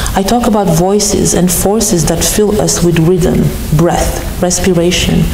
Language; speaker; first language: English; non-native, fluent; French